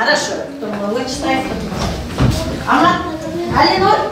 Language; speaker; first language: Russian; non-native, local second language; Kyrgyz